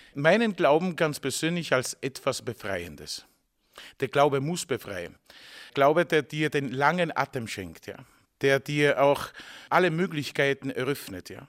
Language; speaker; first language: German; non-native, fluent; Polish